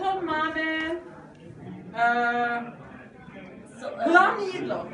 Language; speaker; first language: Czech; non-native, learner; Turkish